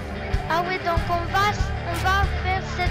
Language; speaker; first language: French; non-native, learner; English